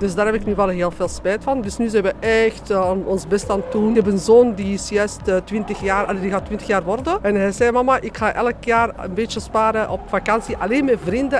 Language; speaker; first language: Dutch; non-native, fluent; Berber languages